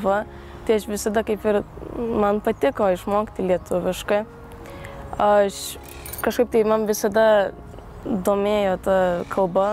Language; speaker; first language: Lithuanian; early bilingual, heritage; Lithuanian